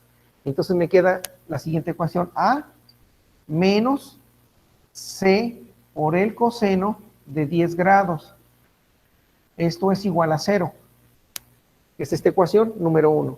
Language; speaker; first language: Spanish; native; Spanish